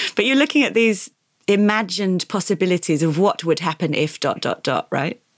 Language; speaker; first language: English; native; English